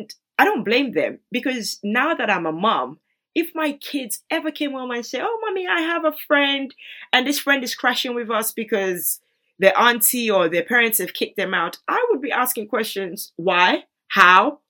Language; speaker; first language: English; non-native, local second language; Yoruba